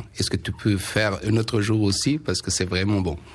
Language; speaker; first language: French; non-native, learner; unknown